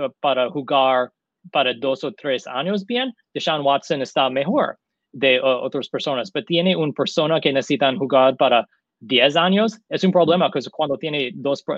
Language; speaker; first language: Spanish; non-native, learner; English